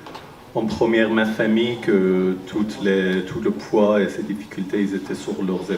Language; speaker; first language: French; non-native, fluent; Persian